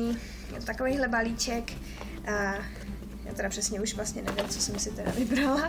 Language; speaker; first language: Czech; native; Czech